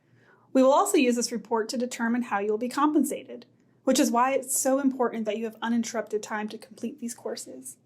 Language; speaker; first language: English; native; English